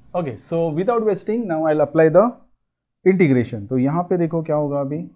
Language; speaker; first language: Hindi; non-native, local second language; Marathi